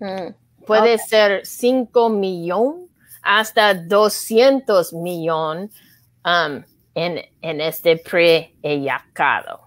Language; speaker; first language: Spanish; non-native, learner; English